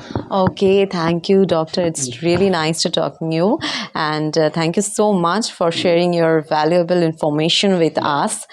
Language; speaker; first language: English; non-native, local second language; Bangla